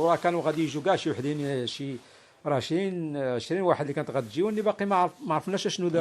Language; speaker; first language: Arabic; native; Arabic